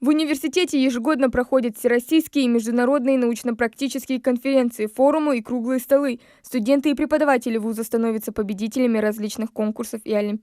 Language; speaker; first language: Russian; native; Russian